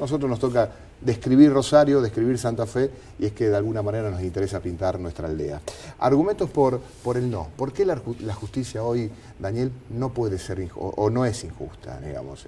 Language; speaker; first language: Spanish; native; Spanish